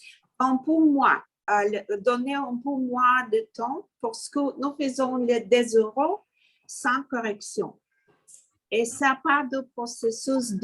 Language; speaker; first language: French; non-native, learner; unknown